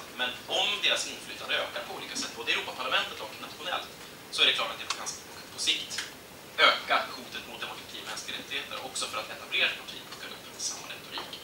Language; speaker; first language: Swedish; native; Swedish